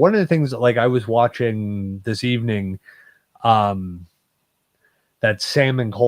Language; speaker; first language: English; native; English